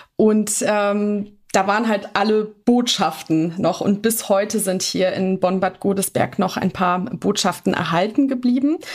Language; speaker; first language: German; native; German